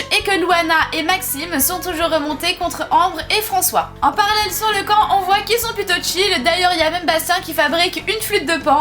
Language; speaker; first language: French; native; French